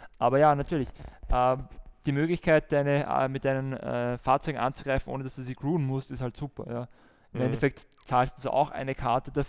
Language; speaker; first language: German; native; German